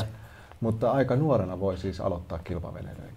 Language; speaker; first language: Finnish; native; Finnish